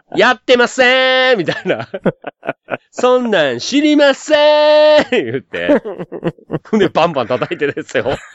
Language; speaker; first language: Japanese; native; Japanese